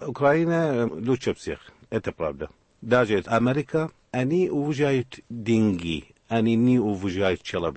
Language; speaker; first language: Russian; non-native, learner; Arabic